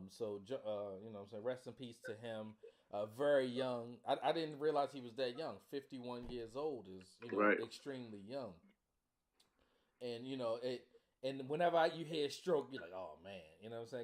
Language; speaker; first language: English; native; English